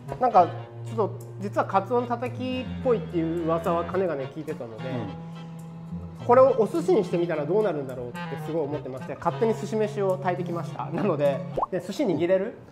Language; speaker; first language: Japanese; native; Japanese